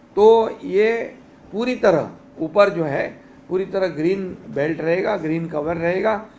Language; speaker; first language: Hindi; non-native, local second language; Marathi